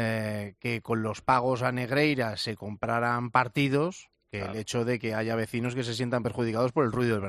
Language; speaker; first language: Spanish; native; Spanish